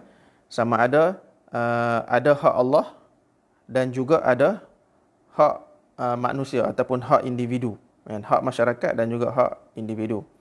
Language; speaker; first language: Malay; native; Malay